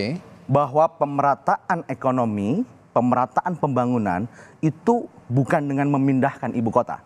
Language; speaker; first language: Indonesian; native; Indonesian